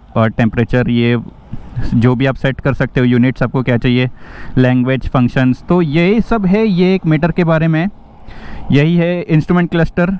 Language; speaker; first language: Hindi; non-native, local second language; Marathi